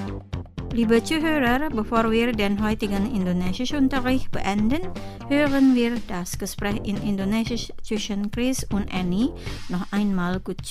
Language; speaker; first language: German; non-native, fluent; Indonesian